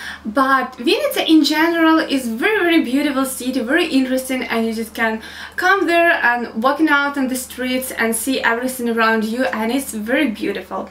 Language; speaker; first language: English; non-native, learner; Ukrainian